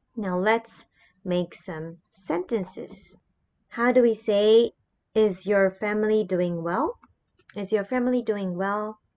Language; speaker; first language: English; non-native, fluent; Japanese